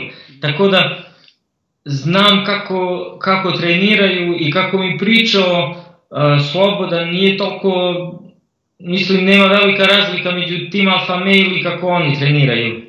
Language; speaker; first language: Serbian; early bilingual, heritage; Croatian